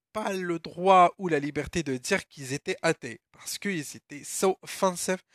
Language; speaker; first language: French; non-native, local second language; Arabic